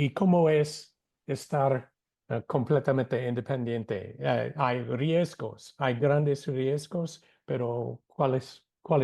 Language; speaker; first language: Spanish; non-native, fluent; English